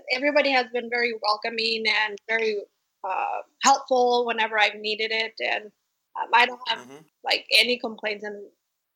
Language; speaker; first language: English; early bilingual, other home language; Spanish